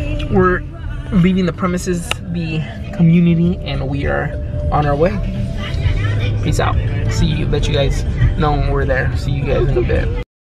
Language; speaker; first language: English; early bilingual, other home language; Spanish